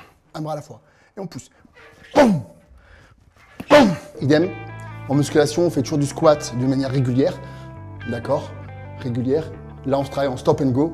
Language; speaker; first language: French; native; French